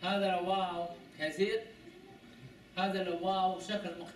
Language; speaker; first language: Arabic; non-native, learner; Chinese